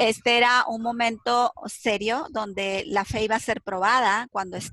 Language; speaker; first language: Spanish; native; Spanish